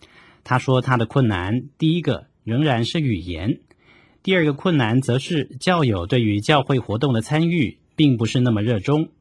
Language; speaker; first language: Chinese; native; Chinese